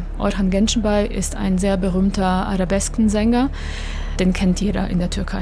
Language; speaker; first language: German; non-native, fluent; Croatian